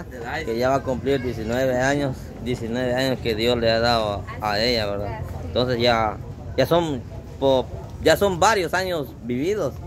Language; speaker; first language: Spanish; native; Spanish